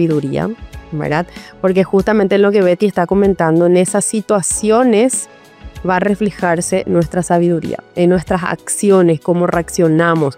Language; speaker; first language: Spanish; native; Spanish